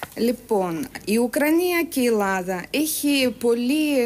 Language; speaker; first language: Greek; non-native, fluent; Ukrainian